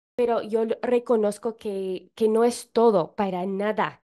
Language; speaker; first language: Spanish; non-native, fluent; English